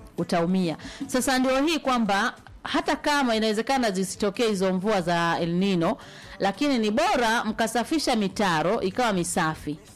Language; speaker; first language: Swahili; native; Swahili